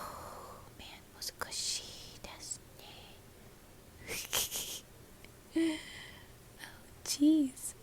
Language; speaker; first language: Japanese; non-native, learner; English